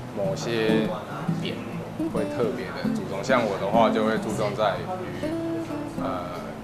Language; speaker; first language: Chinese; native; Chinese